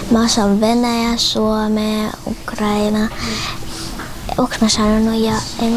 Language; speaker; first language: Finnish; early bilingual, other home language; Russian